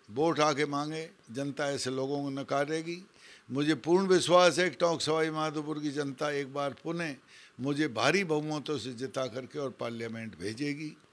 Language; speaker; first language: Hindi; native; Hindi